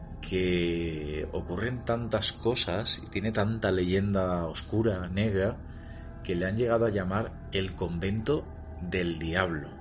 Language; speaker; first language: Spanish; native; Spanish